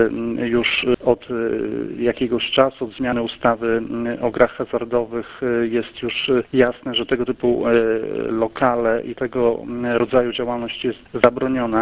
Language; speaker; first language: Polish; native; Polish